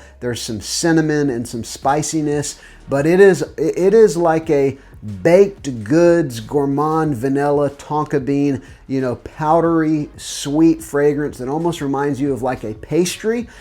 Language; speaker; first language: English; native; English